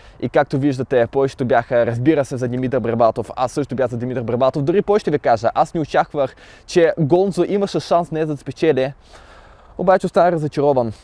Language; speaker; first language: Bulgarian; early bilingual, other home language; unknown